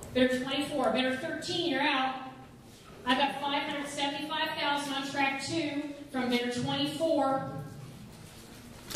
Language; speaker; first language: English; native; English